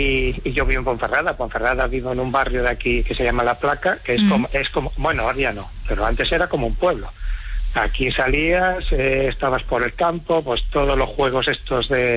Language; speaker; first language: Spanish; early bilingual, other home language; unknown